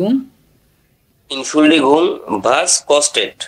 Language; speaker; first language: German; non-native, learner; Bangla